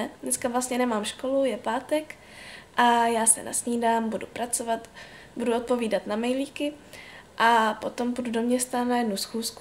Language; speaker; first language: Czech; native; Czech